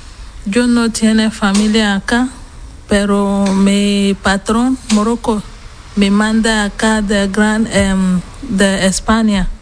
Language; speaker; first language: Spanish; non-native, learner; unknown